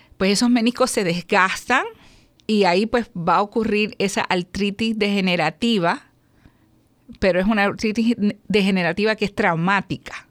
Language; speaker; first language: Spanish; native; Spanish